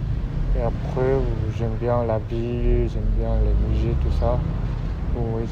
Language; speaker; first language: French; non-native, fluent; Korean